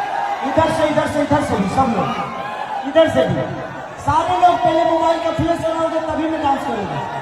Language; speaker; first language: Hindi; non-native, local second language; Bhojpuri